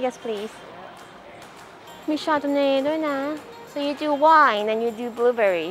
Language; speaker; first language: English; non-native, fluent; Thai